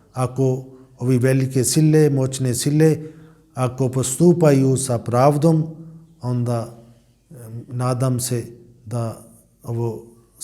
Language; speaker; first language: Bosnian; non-native, learner; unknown